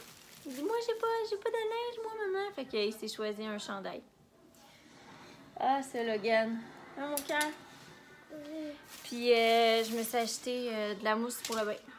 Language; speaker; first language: French; native; French